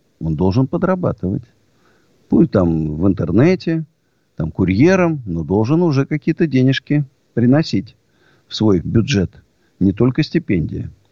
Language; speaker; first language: Russian; native; Russian